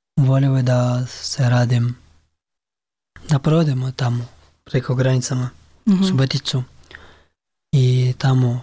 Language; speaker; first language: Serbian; non-native, learner; Pashto